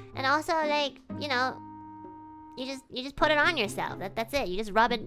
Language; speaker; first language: English; native; English